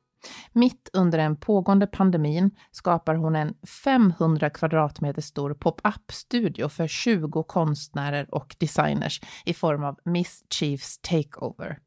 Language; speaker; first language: Swedish; native; Swedish